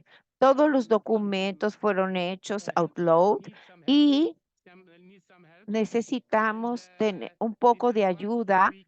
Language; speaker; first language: Spanish; non-native, fluent; Portuguese